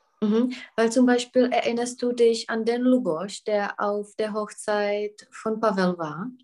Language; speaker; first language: German; non-native, fluent; Czech